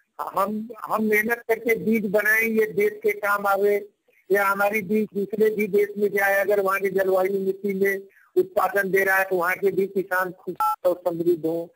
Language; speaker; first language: Hindi; native; Hindi